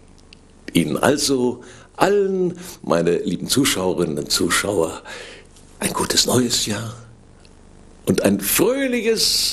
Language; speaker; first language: German; native; German